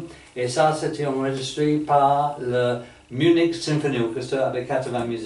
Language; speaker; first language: French; non-native, fluent; English